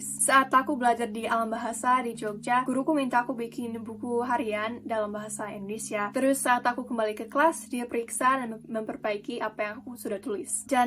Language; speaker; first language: Indonesian; non-native, fluent; English